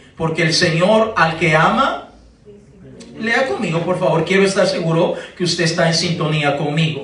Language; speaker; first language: Spanish; native; Spanish